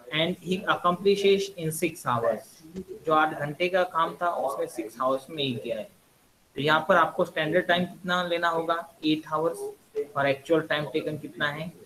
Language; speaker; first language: Hindi; non-native, local second language; Marathi